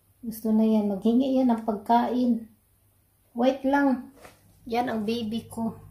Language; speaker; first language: Filipino; non-native, local second language; Cebuano